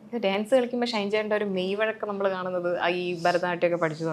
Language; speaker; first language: Malayalam; native; Malayalam